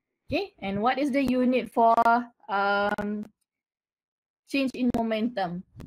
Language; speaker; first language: English; non-native, local second language; Malay